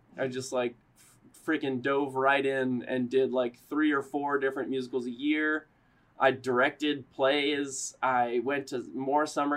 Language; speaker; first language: English; native; English